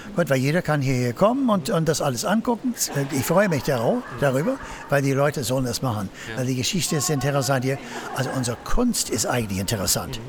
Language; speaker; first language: German; non-native, fluent; English